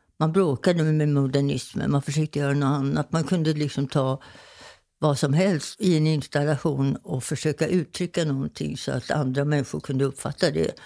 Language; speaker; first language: Swedish; native; Swedish